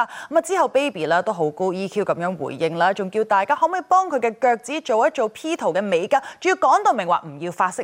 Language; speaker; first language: Chinese; native; Chinese